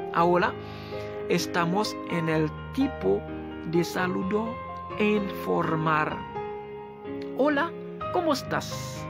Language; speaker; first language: Spanish; non-native, local second language; Haitian Creole